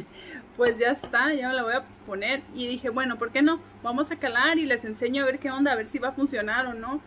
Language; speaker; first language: Spanish; native; Spanish